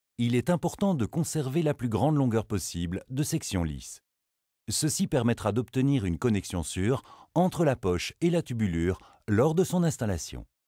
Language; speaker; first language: French; native; French